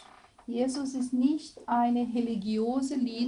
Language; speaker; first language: German; non-native, learner; Portuguese